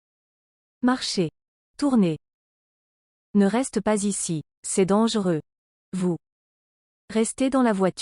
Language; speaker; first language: French; non-native, learner; English